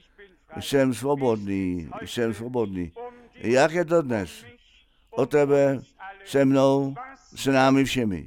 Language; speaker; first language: Czech; non-native, fluent; German